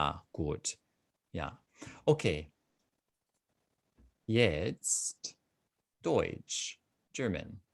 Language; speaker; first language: German; non-native, fluent; English